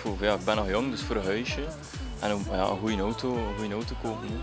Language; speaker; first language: Dutch; native; Dutch